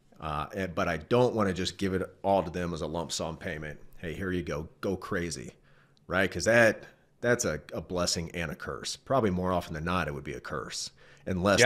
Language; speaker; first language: English; native; English